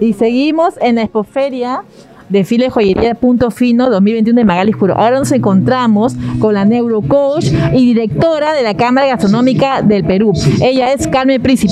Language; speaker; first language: Spanish; native; Spanish